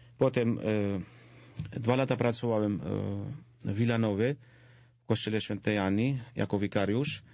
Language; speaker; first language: Polish; non-native, fluent; Georgian